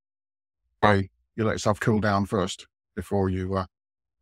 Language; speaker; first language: English; native; English